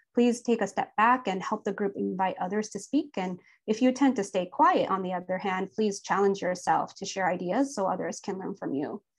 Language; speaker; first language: English; native; English